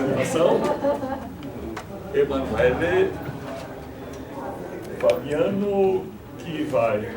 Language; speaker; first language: Portuguese; non-native, fluent; Spanish